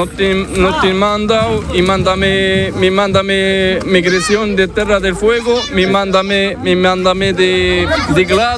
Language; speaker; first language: Spanish; non-native, learner; Arabic